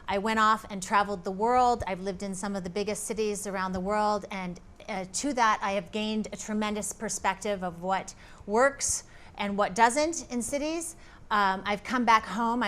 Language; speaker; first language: English; native; English